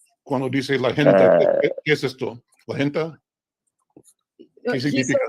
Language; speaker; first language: Spanish; non-native, learner; English